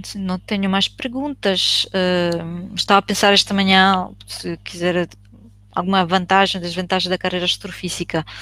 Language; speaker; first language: Portuguese; non-native, fluent; Italian